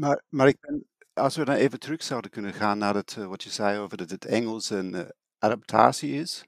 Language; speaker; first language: Dutch; non-native, fluent; English